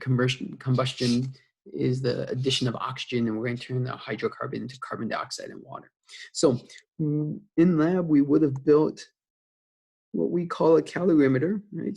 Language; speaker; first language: English; native; English